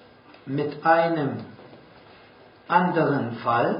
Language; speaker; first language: German; non-native, fluent; Arabic